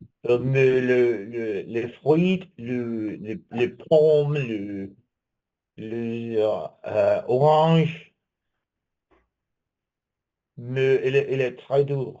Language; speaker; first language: French; non-native, learner; English